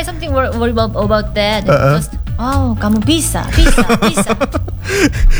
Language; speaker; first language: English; non-native, learner; Korean